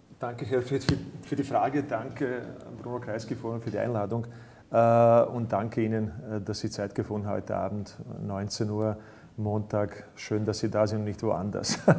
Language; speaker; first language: German; non-native, fluent; Bosnian